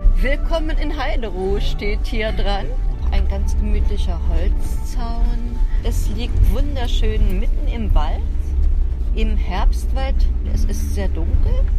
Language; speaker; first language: German; native; German